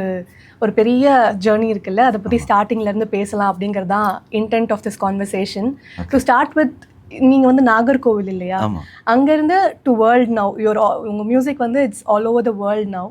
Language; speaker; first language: Tamil; native; Tamil